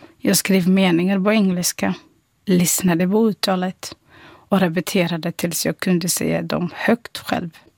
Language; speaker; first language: Swedish; non-native, fluent; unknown